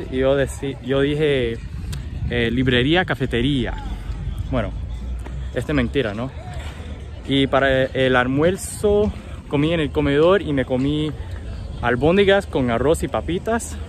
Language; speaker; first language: Spanish; non-native, learner; English